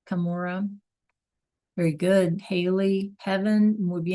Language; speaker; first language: Spanish; non-native, fluent; English